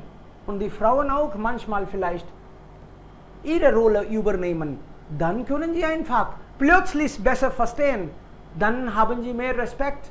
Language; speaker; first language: German; non-native, fluent; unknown